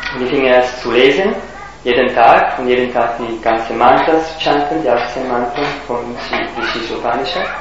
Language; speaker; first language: German; non-native, fluent; Italian